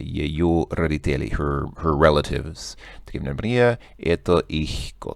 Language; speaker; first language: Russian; non-native, learner; English